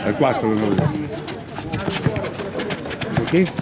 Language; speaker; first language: Italian; native; Italian